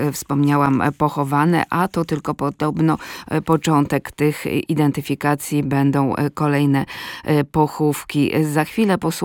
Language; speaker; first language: Polish; native; Polish